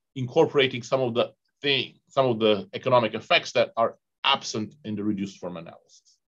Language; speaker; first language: English; non-native, fluent; Turkish